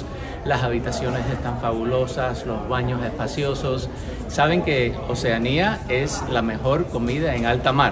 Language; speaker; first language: Spanish; native; Spanish